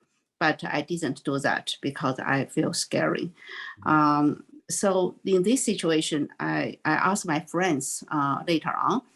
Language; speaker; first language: English; non-native, learner; Chinese